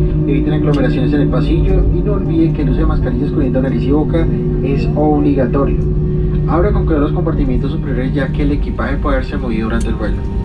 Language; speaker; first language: Spanish; native; Spanish